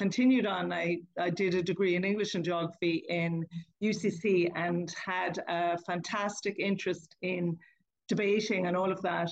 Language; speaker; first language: English; native; English